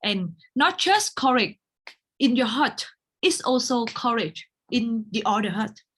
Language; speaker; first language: English; non-native, learner; Vietnamese